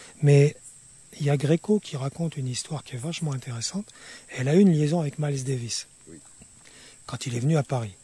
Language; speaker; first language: French; native; French